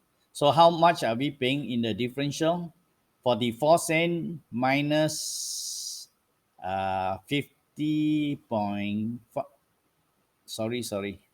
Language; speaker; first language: English; non-native, local second language; Malay